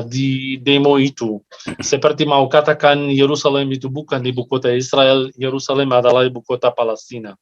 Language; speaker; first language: Indonesian; non-native, fluent; Arabic